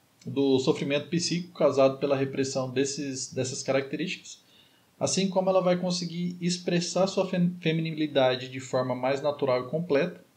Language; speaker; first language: Portuguese; native; Portuguese